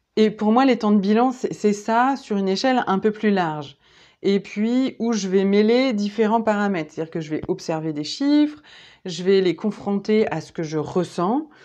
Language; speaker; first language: French; native; French